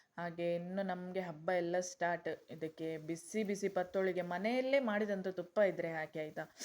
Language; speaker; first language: Kannada; non-native, local second language; Konkani